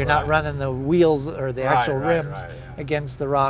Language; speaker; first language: English; native; English